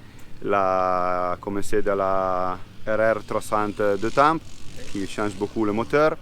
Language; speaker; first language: French; non-native, learner; Italian